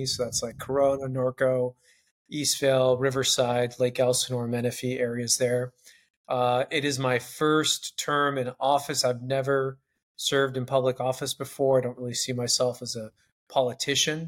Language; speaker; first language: English; native; English